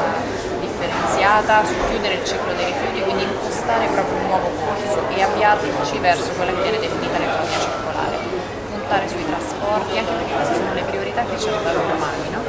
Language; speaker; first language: Italian; native; Italian